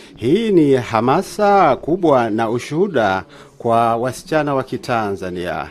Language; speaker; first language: Swahili; native; Swahili